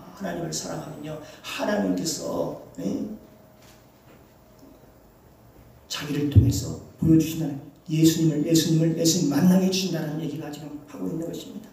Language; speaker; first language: Korean; native; Korean